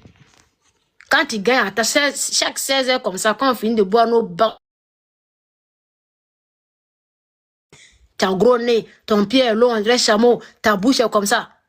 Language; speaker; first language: French; non-native, local second language; Dyula